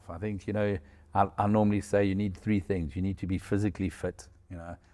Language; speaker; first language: English; native; English